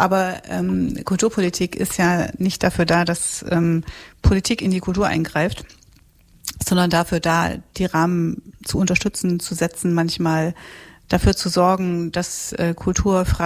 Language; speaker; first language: German; native; German